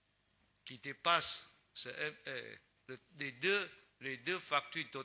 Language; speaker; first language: French; non-native, learner; Chinese